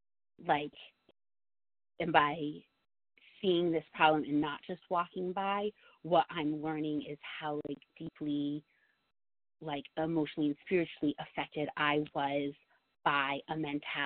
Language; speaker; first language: English; native; English